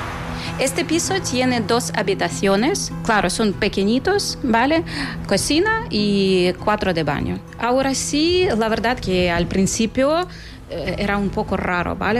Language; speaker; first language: Spanish; non-native, fluent; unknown